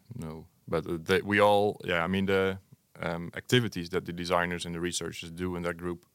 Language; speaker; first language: English; non-native, fluent; Dutch